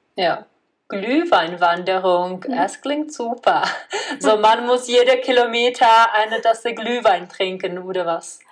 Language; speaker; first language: German; non-native, fluent; Czech